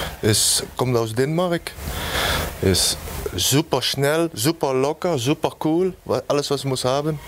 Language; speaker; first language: German; non-native, learner; Dutch